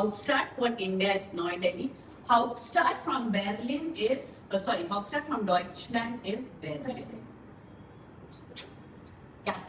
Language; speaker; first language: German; non-native, learner; Hindi